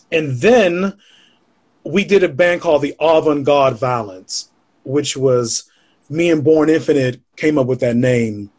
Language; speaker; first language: English; native; English